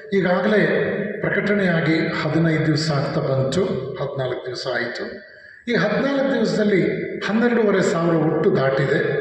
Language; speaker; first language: Kannada; non-native, local second language; Telugu